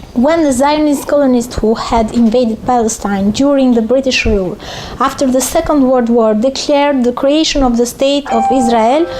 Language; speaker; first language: English; non-native, fluent; Albanian